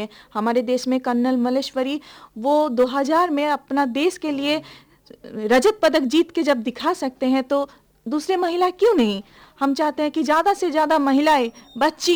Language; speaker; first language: Hindi; non-native, local second language; Bangla